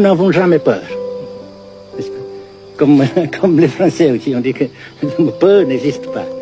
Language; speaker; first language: French; non-native, fluent; Vietnamese